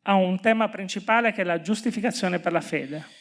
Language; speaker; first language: Italian; native; Italian